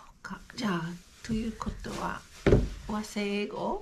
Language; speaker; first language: Japanese; non-native, fluent; English